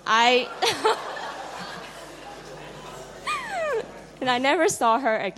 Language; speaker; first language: English; non-native, local second language; Cantonese